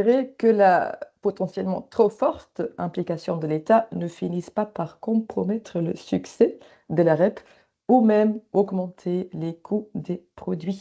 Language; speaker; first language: French; native; French